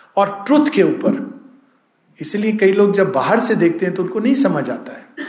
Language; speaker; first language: Hindi; native; Hindi